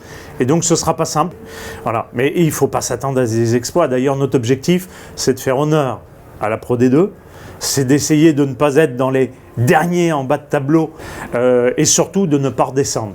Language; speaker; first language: French; native; French